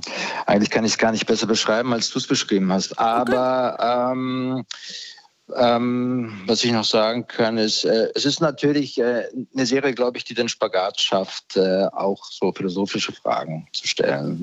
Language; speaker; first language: German; early bilingual, other home language; Croatian